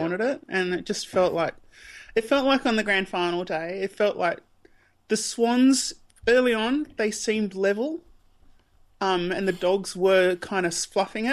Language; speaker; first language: English; native; English